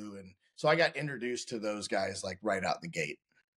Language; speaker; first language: English; native; English